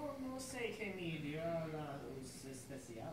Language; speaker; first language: Spanish; non-native, learner; English